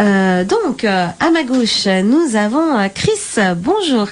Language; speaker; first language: French; native; French